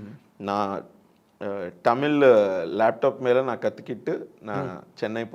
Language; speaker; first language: Tamil; non-native, learner; Telugu